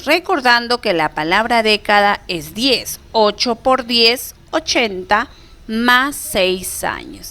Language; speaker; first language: Spanish; native; Spanish